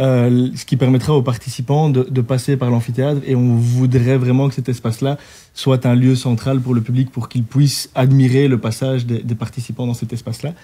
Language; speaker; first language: French; native; French